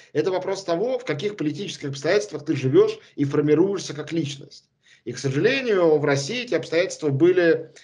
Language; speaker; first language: Russian; native; Russian